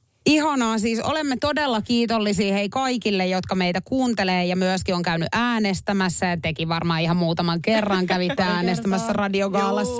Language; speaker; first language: Finnish; native; Finnish